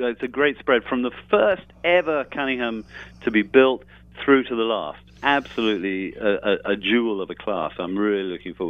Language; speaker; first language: English; native; English